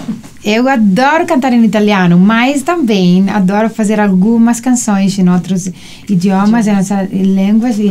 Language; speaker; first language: Portuguese; non-native, learner; Italian